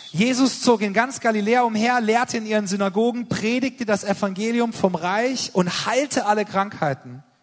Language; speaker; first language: German; native; German